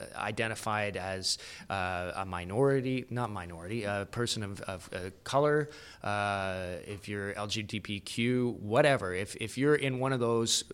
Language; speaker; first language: English; native; English